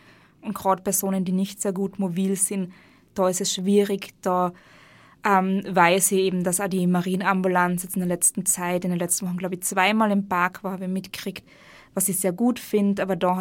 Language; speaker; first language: German; native; German